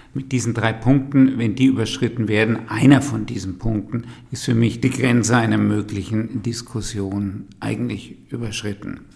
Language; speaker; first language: German; non-native, fluent; Hebrew